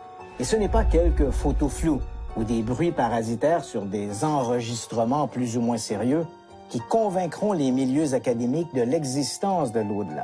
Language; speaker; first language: French; native; French